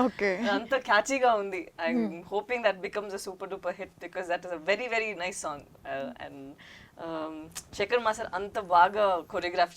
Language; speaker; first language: Telugu; non-native, local second language; Tamil